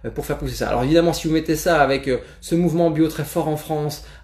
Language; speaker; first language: French; native; French